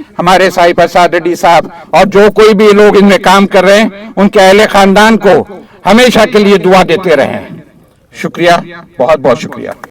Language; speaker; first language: Urdu; native; Urdu